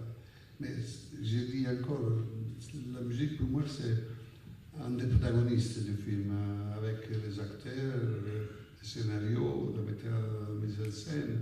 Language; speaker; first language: French; non-native, fluent; Italian